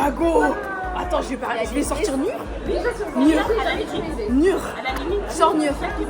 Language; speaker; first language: French; native; French